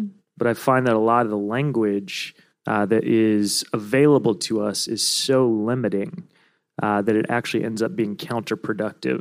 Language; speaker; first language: English; native; English